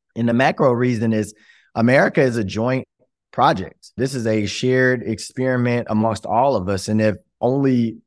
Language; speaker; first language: English; native; English